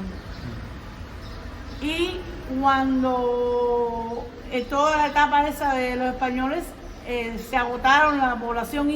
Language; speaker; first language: Spanish; native; Spanish